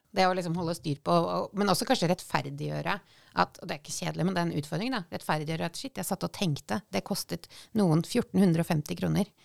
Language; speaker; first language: Norwegian; native; Norwegian